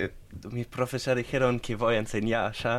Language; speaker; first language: Spanish; non-native, fluent; German